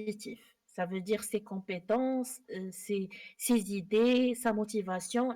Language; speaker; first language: French; non-native, local second language; Arabic